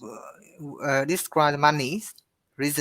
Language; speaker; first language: English; non-native, learner; Vietnamese